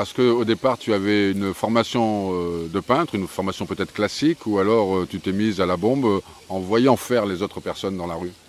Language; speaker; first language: French; native; French